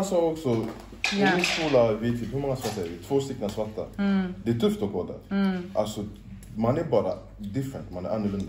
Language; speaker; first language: Swedish; non-native, local second language; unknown